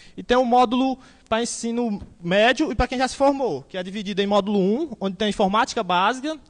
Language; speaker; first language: Portuguese; native; Portuguese